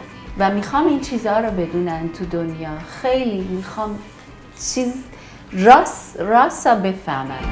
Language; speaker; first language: Persian; early bilingual, heritage; Persian